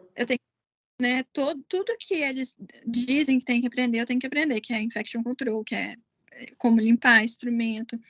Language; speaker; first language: Portuguese; native; Portuguese